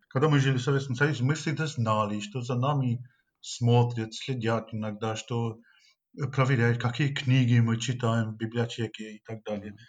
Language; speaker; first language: Russian; non-native, fluent; English